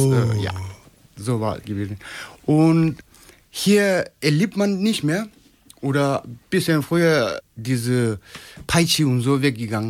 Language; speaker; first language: German; non-native, fluent; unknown